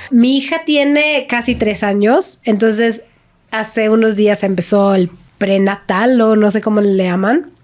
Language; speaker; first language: Spanish; non-native, fluent; Swedish